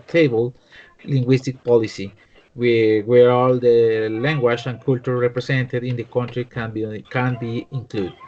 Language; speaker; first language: English; non-native, learner; Spanish